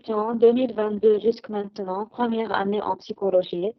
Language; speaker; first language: French; non-native, learner; Arabic